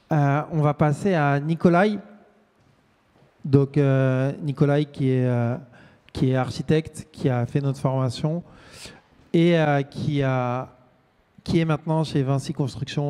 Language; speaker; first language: French; native; French